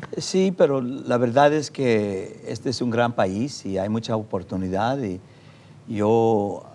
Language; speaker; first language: Spanish; non-native, fluent; English